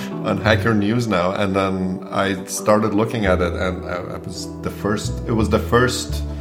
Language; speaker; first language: English; native; English